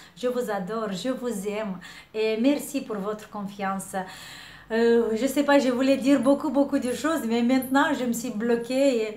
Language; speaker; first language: French; non-native, fluent; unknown